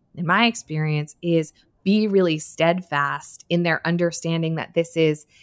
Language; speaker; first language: English; native; English